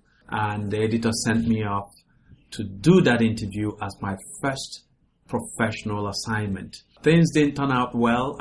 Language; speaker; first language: English; non-native, local second language; Igbo